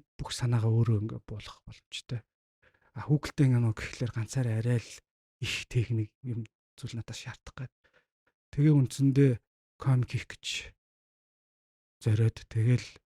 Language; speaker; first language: Mongolian; native; Mongolian